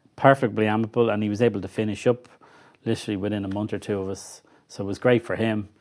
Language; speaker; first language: English; native; English